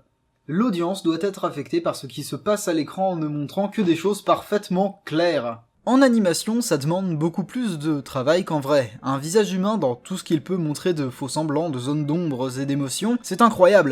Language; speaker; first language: French; native; French